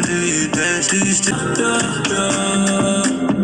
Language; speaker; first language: English; non-native, learner; Spanish